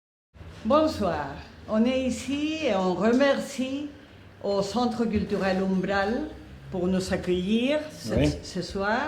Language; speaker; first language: French; non-native, fluent; Spanish